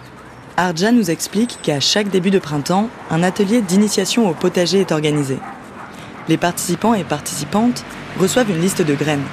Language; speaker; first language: French; native; French